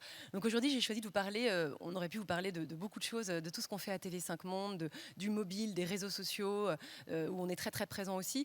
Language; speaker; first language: French; native; French